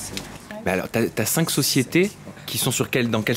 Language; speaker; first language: French; native; French